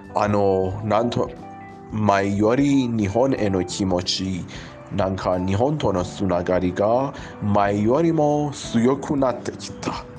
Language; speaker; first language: Japanese; non-native, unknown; Persian